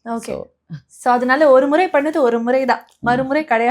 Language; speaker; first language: Tamil; native; Tamil